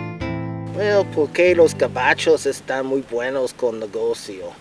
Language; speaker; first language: Spanish; non-native, learner; English